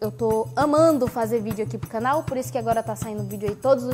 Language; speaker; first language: Portuguese; native; Portuguese